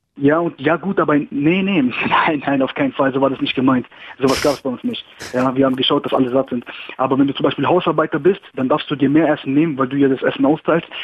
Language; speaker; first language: German; early bilingual, other home language; Greek